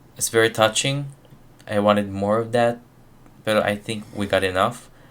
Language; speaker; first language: English; non-native, local second language; Filipino